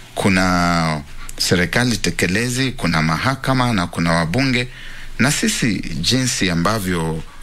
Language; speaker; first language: Swahili; non-native, local second language; Luyia